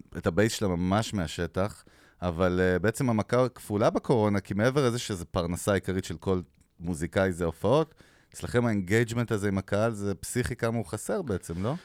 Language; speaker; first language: Hebrew; native; Hebrew